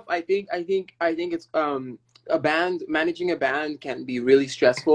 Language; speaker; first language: English; non-native, local second language; Yoruba